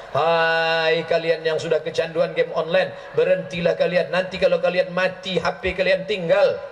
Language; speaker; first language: Malay; native; Malay